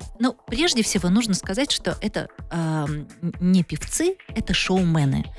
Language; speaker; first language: Russian; native; Russian